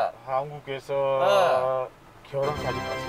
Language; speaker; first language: Korean; non-native, fluent; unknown